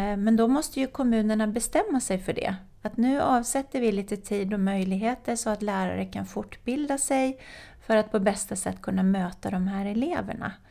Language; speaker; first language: Swedish; native; Swedish